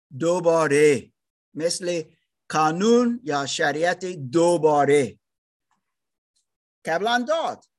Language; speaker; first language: Persian; non-native, learner; German